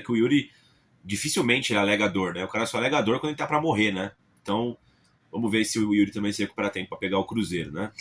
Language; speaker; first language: Portuguese; native; Portuguese